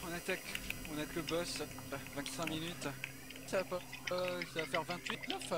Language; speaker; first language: French; native; French